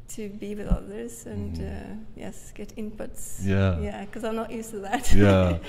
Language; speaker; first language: English; non-native, fluent; Norwegian